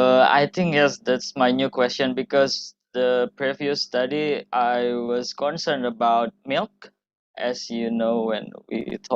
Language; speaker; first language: English; non-native, fluent; Indonesian